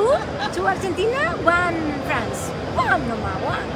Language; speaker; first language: English; non-native, learner; Spanish